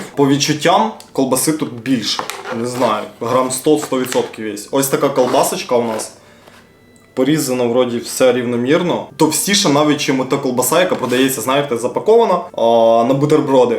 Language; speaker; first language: Ukrainian; non-native, local second language; Russian